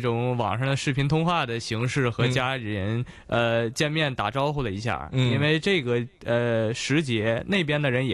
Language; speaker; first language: Chinese; native; Chinese